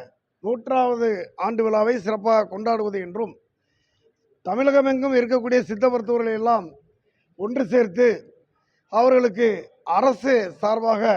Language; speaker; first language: Tamil; native; Tamil